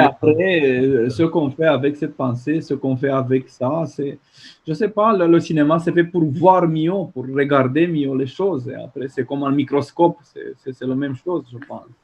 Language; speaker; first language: French; non-native, fluent; Romanian